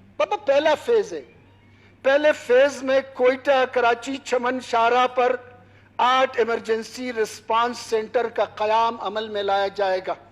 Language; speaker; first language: Urdu; non-native, local second language; Hazaragi